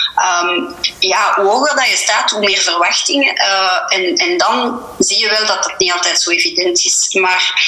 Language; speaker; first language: Dutch; non-native, fluent; French